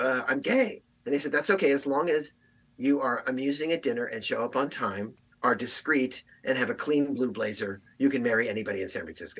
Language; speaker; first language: English; native; English